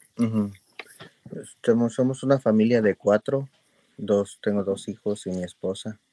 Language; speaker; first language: Spanish; native; Spanish